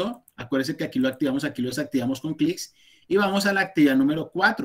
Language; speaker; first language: Spanish; native; Spanish